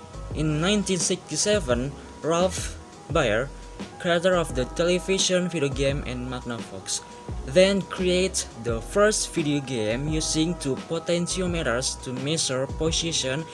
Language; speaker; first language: English; non-native, learner; Indonesian